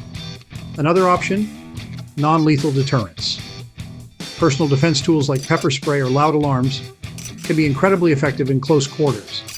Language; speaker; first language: English; native; English